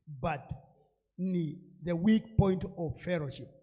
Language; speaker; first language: English; non-native, local second language; Swahili